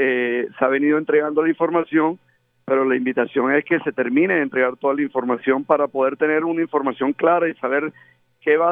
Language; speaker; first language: Spanish; native; Spanish